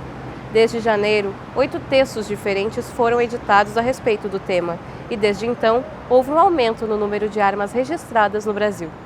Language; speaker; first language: Portuguese; native; Portuguese